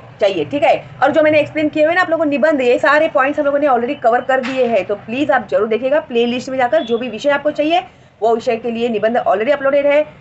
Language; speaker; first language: Hindi; non-native, local second language; Marathi